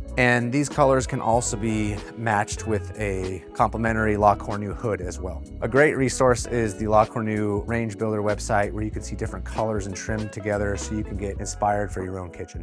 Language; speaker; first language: English; native; English